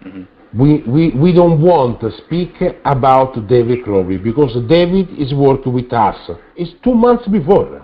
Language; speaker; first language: English; non-native, learner; Italian